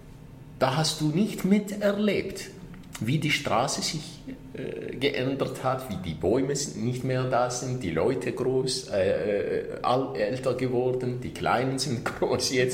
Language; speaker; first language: German; non-native, fluent; Arabic